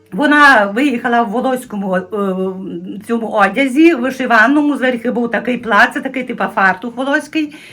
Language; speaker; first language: Ukrainian; native; Ukrainian